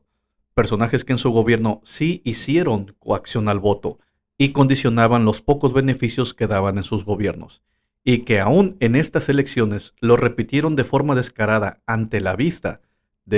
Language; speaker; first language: Spanish; native; Spanish